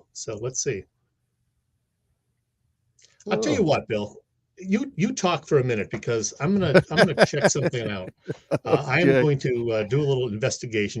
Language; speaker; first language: English; native; English